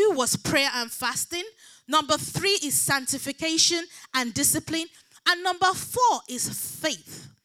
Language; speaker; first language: English; non-native, local second language; Yoruba